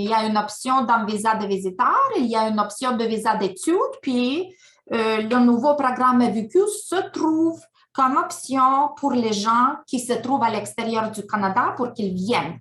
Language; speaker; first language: French; non-native, fluent; Ukrainian